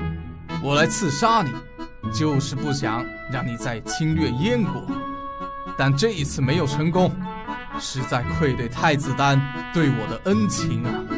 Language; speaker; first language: Chinese; native; Chinese